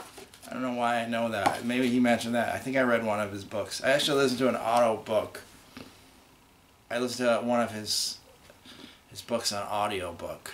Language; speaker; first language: English; native; English